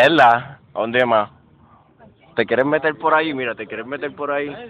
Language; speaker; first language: Spanish; native; Spanish